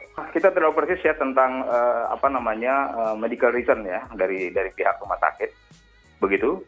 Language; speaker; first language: Indonesian; native; Indonesian